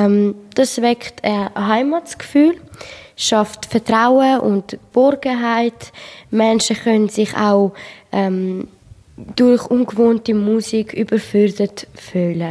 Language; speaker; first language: German; non-native, learner; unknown